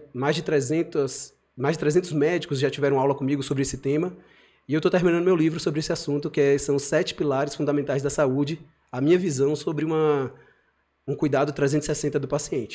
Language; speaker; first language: Portuguese; native; Portuguese